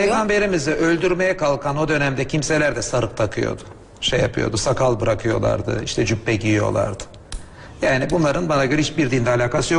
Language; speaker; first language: Turkish; native; Turkish